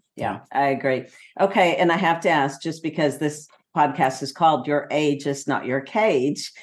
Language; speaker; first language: English; native; English